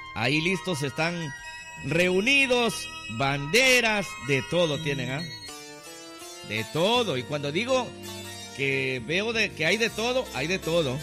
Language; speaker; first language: Spanish; native; Spanish